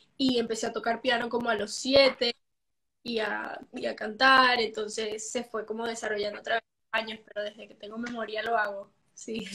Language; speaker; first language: Spanish; early bilingual, heritage; Spanish